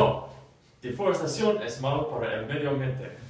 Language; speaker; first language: Spanish; non-native, learner; English